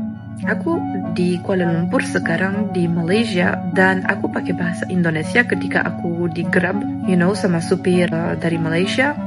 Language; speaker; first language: Indonesian; non-native, fluent; English